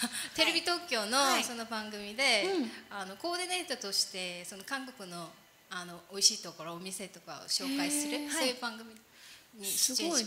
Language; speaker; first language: Japanese; non-native, fluent; Korean